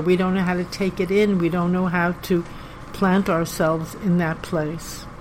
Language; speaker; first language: English; native; English